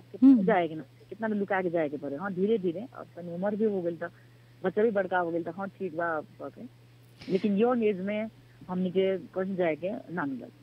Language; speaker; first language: Bhojpuri; native; Bhojpuri